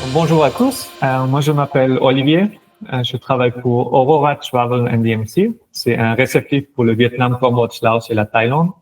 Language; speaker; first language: French; non-native, local second language; German